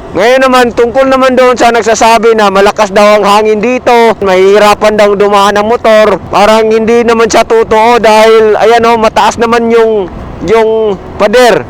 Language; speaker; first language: Filipino; non-native, local second language; Cebuano